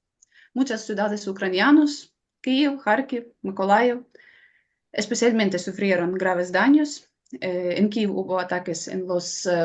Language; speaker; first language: Spanish; non-native, fluent; Ukrainian